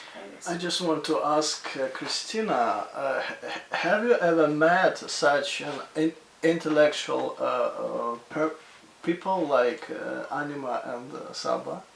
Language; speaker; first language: English; non-native, fluent; Russian